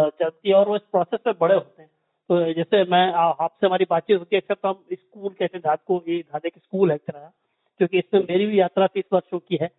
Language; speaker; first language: Hindi; native; Hindi